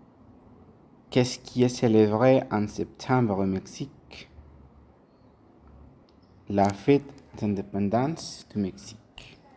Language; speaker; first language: French; non-native, learner; Spanish